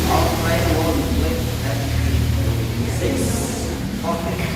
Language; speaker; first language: English; non-native, learner; Indonesian